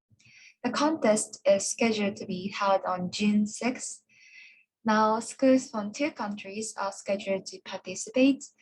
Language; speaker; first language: English; non-native, learner; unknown